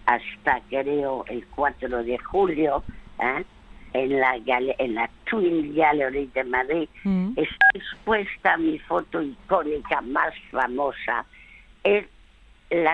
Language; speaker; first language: Spanish; early bilingual, other home language; French